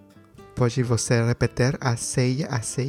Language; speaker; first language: Portuguese; non-native, learner; Spanish